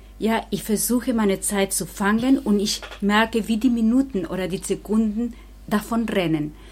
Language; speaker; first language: German; non-native, fluent; Spanish